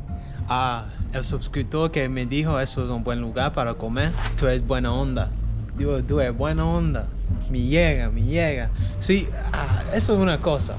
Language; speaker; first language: Spanish; non-native, learner; English